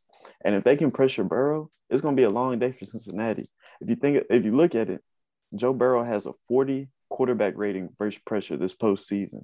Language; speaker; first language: English; native; English